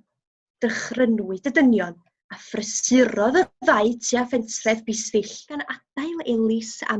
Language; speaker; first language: Welsh; native; Welsh